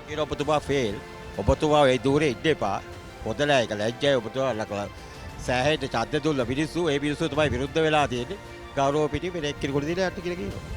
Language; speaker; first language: Sinhala; native; Sinhala